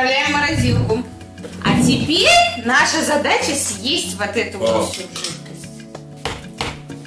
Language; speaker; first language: Russian; native; Russian